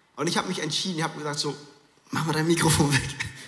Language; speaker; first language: German; native; German